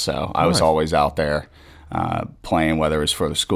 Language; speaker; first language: English; native; English